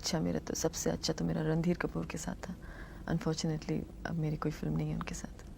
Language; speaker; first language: Hindi; non-native, local second language; Tamil